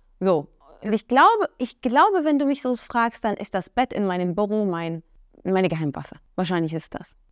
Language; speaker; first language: German; early bilingual, other home language; Arabic